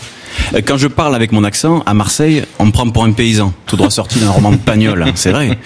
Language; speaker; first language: French; native; French